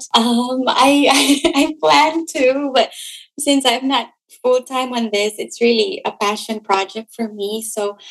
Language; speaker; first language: English; non-native, local second language; Cebuano